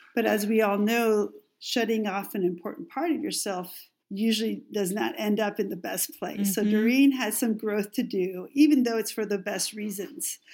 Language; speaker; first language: English; non-native, fluent; Spanish